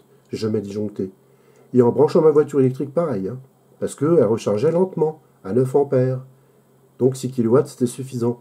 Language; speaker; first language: French; native; French